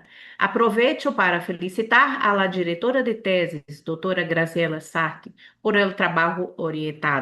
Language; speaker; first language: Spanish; non-native, learner; Portuguese